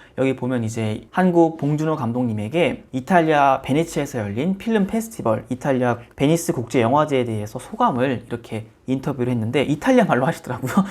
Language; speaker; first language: Korean; native; Korean